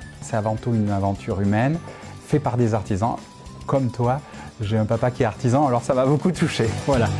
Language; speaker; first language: French; native; French